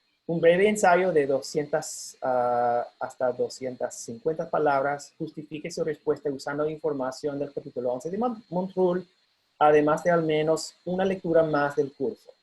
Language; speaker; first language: Spanish; non-native, fluent; English